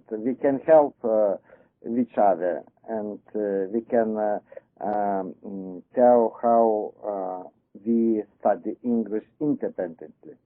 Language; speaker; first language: English; non-native, learner; Lithuanian